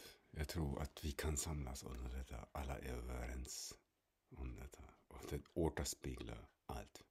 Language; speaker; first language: Swedish; non-native, fluent; German